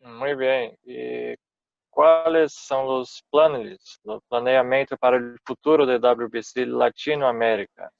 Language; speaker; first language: Spanish; non-native, fluent; Portuguese